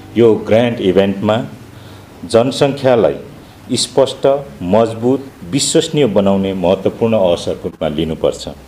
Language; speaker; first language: Nepali; non-native, local second language; Limbu